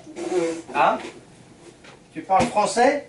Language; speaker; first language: French; native; French